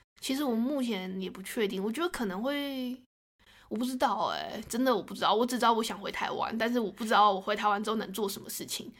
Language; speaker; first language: Chinese; native; Chinese